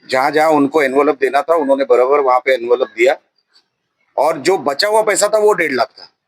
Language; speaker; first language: Hindi; non-native, local second language; Marathi